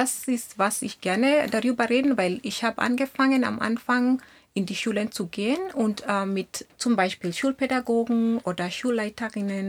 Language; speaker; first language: German; non-native, fluent; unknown